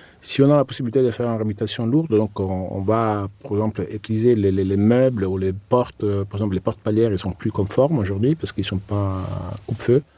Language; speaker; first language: French; non-native, fluent; Italian